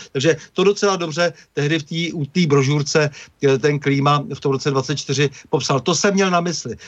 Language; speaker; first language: Czech; native; Czech